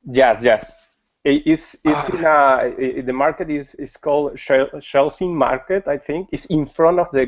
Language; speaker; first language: English; non-native, learner; Spanish